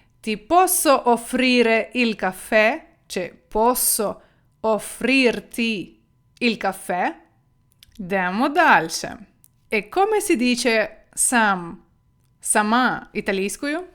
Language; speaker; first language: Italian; non-native, fluent; Ukrainian